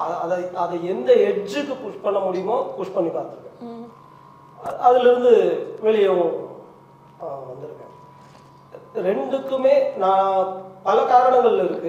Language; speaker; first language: Tamil; native; Tamil